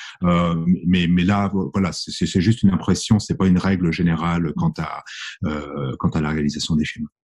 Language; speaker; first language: French; native; French